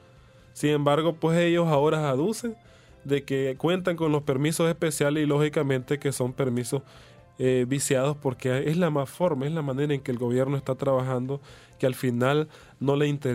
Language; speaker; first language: Spanish; native; Spanish